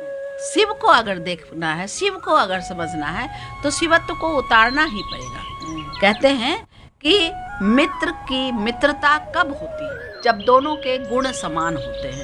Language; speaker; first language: Hindi; native; Hindi